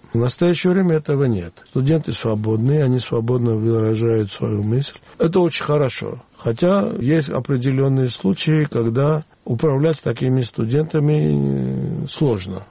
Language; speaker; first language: Russian; non-native, local second language; Georgian